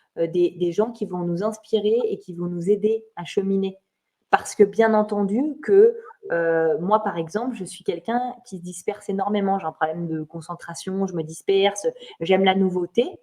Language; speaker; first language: French; native; French